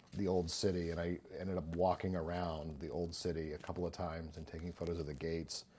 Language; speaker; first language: English; native; English